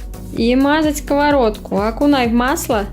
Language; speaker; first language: Russian; native; Russian